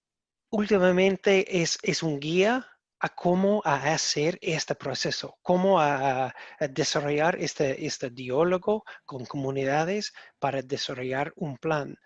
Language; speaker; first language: Spanish; non-native, learner; English